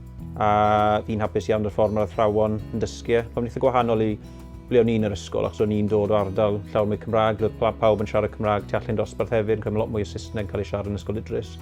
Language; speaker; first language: Welsh; native; Welsh